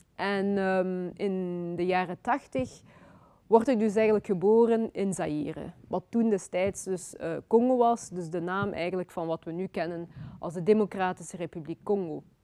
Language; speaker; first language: Dutch; early bilingual, other home language; Lingala